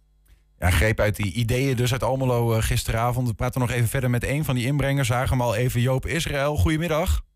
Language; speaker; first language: Dutch; native; Dutch